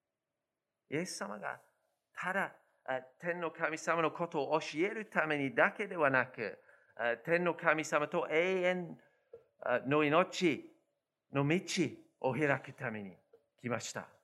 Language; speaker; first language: Japanese; non-native, fluent; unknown